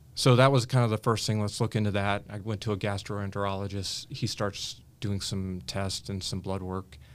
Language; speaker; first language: English; native; English